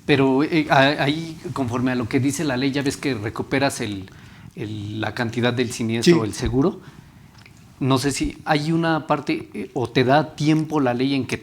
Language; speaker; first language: Spanish; native; Spanish